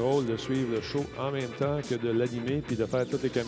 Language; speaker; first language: French; native; French